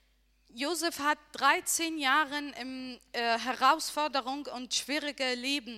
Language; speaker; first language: German; non-native, learner; Arabic